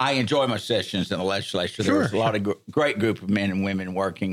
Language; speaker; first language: English; native; English